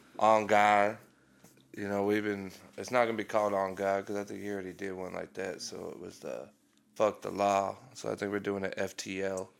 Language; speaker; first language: English; native; English